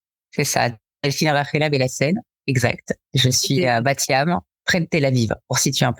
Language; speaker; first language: French; native; French